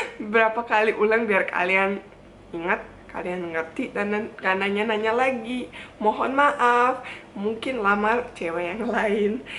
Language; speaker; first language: Indonesian; non-native, fluent; Bosnian